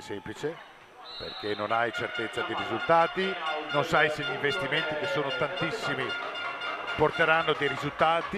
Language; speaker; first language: Italian; native; Italian